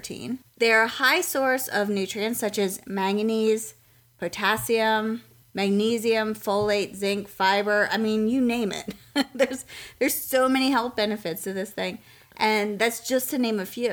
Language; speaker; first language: English; native; English